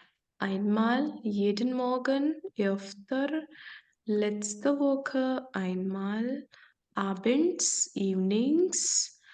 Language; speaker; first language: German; non-native, fluent; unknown